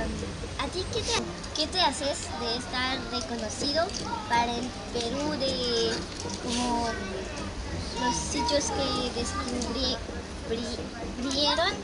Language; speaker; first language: Spanish; non-native, learner; French